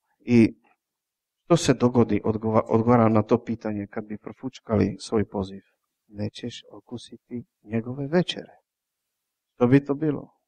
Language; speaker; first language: Croatian; non-native, fluent; Czech